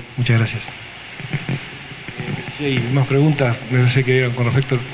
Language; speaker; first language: Spanish; native; Spanish